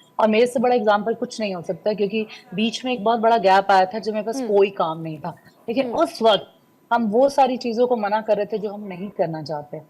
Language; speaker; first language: Hindi; non-native, local second language; Bhojpuri